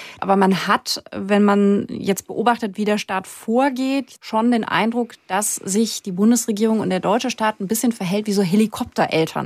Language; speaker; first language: German; native; German